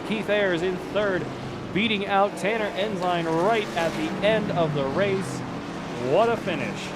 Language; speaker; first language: English; native; English